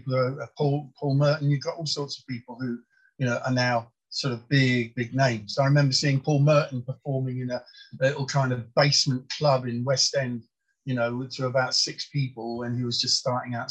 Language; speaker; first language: English; non-native, local second language; Polish